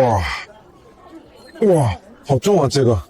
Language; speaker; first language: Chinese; non-native, fluent; Korean